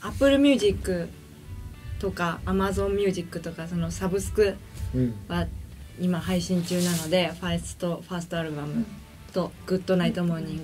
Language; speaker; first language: Japanese; native; Japanese